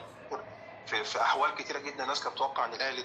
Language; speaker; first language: Arabic; native; Arabic